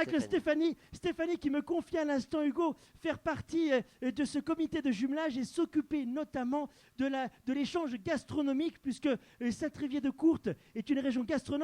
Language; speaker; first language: French; native; French